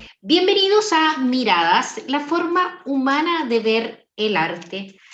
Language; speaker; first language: Spanish; native; Spanish